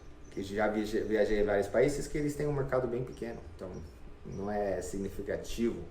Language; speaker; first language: Portuguese; non-native, fluent; English